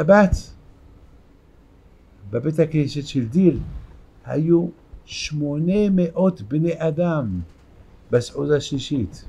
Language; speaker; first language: Hebrew; non-native, fluent; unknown